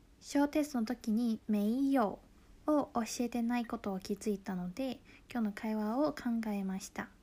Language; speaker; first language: Japanese; non-native, local second language; Chinese